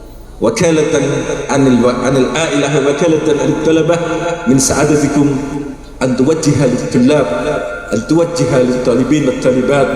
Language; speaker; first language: Arabic; non-native, fluent; Javanese